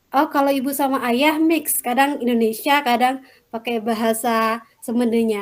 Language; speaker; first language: Indonesian; native; Indonesian